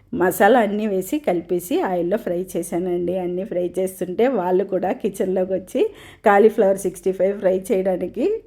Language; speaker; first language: Telugu; non-native, local second language; Tamil